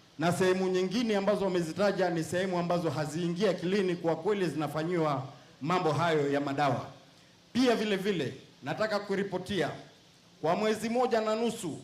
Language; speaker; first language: Swahili; native; Swahili